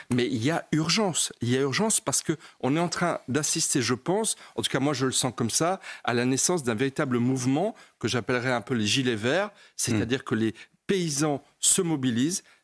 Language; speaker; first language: French; native; French